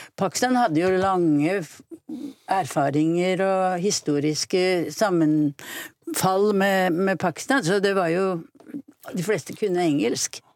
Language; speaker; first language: Norwegian; native; Norwegian